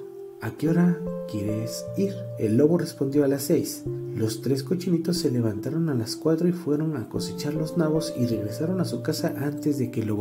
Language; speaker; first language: Spanish; native; Spanish